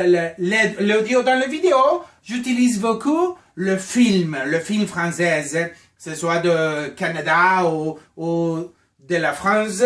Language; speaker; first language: French; non-native, fluent; Spanish